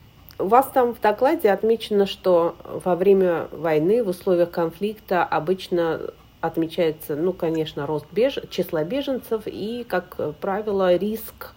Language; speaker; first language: Russian; native; Russian